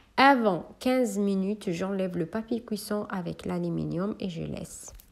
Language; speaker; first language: French; non-native, local second language; Arabic